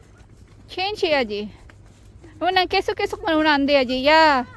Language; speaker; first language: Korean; non-native, learner; Filipino